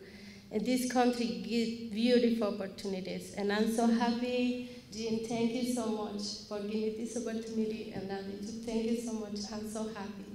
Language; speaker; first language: English; non-native, learner; Spanish